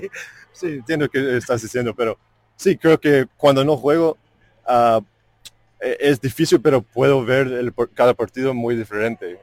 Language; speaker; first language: Spanish; non-native, fluent; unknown